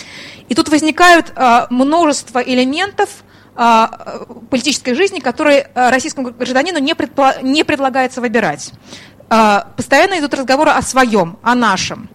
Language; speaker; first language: Russian; native; Russian